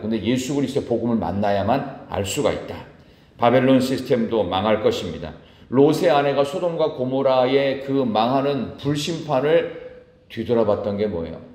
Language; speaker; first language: Korean; native; Korean